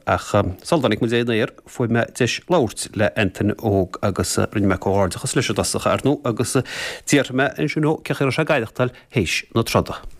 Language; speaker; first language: Irish; native; Irish